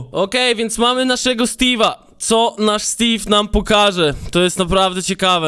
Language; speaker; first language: Polish; native; Polish